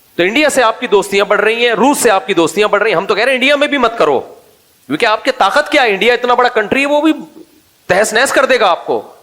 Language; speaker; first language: Urdu; native; Urdu